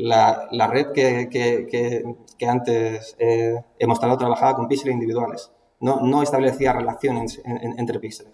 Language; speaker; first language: Spanish; native; Spanish